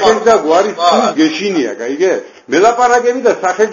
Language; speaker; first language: Georgian; native; Georgian